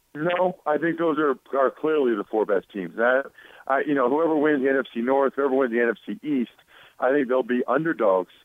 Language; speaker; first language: English; native; English